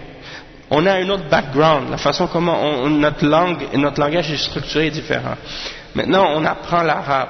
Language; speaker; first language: French; native; French